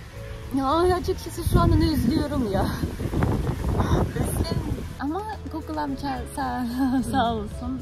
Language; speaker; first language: Turkish; non-native, learner; Russian